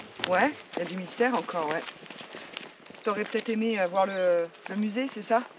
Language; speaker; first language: French; native; French